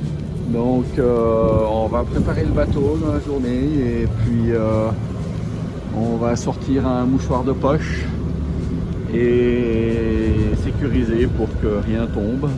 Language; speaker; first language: French; native; French